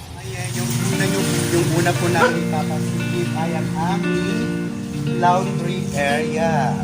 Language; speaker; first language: Filipino; non-native, local second language; Waray